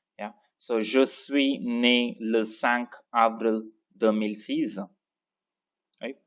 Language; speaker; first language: French; non-native, fluent; Tamil